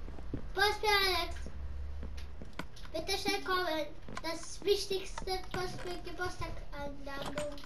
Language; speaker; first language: German; non-native, learner; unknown